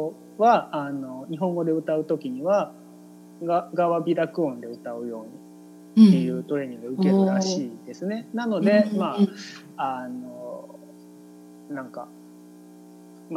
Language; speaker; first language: Japanese; native; Japanese